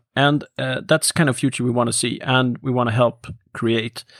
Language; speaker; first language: English; non-native, fluent; Swedish